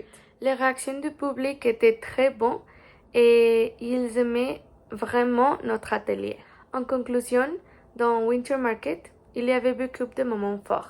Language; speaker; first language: French; non-native, learner; Spanish